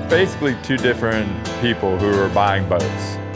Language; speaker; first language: English; native; English